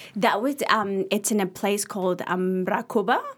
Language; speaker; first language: English; early bilingual, other home language; Arabic